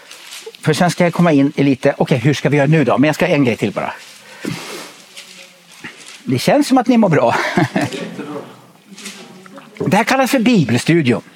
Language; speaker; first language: Swedish; native; Swedish